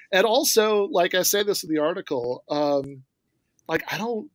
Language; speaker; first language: English; native; English